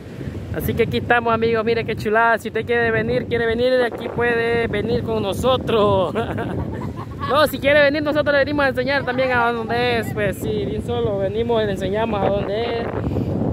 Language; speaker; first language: Spanish; native; Spanish